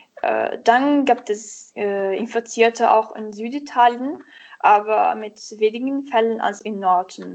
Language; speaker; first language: German; non-native, learner; Italian